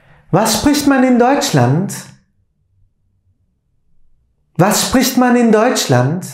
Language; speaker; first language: German; non-native, fluent; Turkish